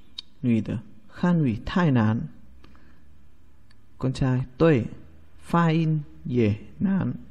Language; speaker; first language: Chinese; non-native, fluent; Vietnamese